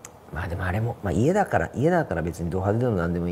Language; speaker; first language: Japanese; native; Japanese